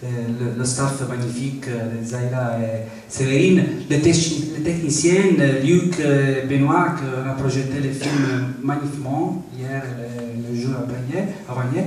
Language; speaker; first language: French; non-native, fluent; Italian